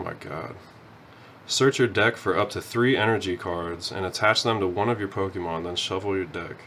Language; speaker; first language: English; native; English